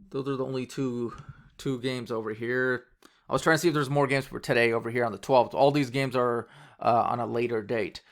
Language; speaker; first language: English; native; English